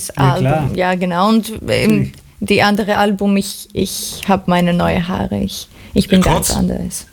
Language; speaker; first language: German; non-native, learner; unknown